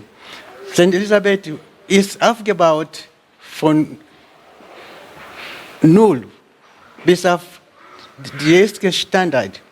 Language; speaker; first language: German; non-native, learner; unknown